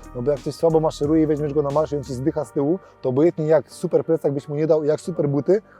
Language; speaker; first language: Polish; native; Polish